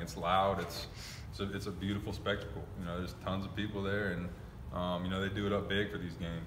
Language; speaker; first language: English; native; English